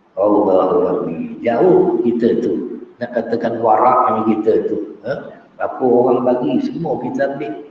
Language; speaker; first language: Malay; native; Malay